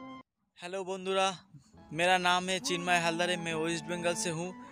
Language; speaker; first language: Hindi; non-native, local second language; Bangla